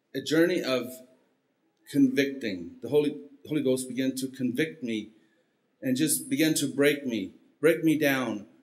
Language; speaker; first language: English; early bilingual, heritage; Spanish